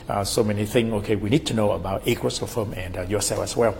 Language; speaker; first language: English; non-native, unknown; Vietnamese